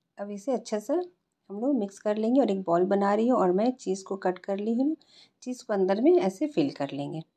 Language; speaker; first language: Hindi; native; Hindi